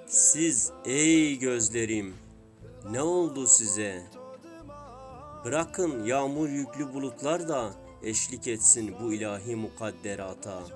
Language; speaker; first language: Turkish; native; Turkish